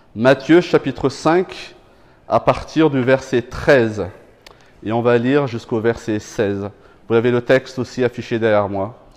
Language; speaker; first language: French; non-native, local second language; Malagasy